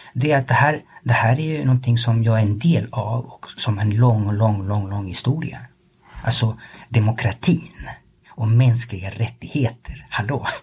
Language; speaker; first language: Swedish; early bilingual, other home language; Spanish